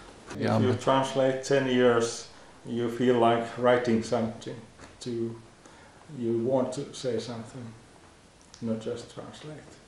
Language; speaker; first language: English; non-native, fluent; Finnish